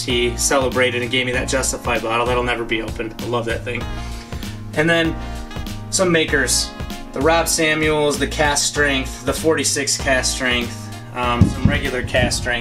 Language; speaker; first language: English; native; English